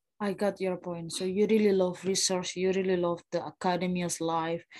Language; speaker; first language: English; non-native, fluent; Indonesian